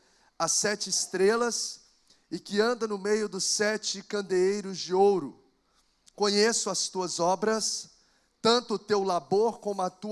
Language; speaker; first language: Portuguese; native; Portuguese